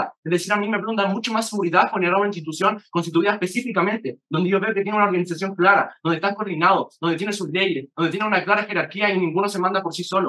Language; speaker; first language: Spanish; native; Spanish